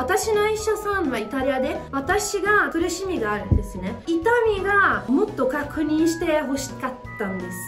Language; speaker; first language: Japanese; non-native, learner; Italian